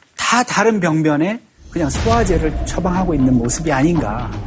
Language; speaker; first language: Korean; native; Korean